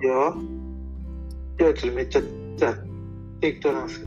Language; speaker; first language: Japanese; non-native, learner; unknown